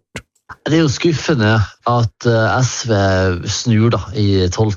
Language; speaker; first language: Norwegian; native; Norwegian